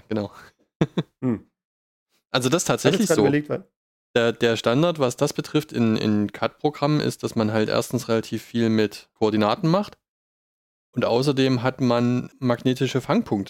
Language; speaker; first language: German; native; German